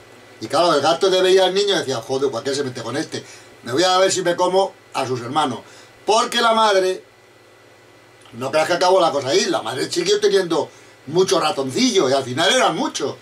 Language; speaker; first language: Spanish; native; Spanish